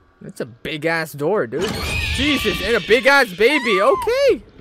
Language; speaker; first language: English; non-native, local second language; Filipino